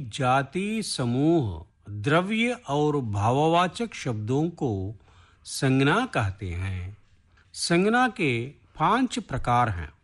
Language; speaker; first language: Hindi; non-native, local second language; Telugu